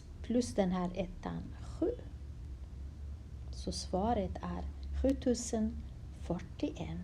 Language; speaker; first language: Swedish; non-native, fluent; Kurdish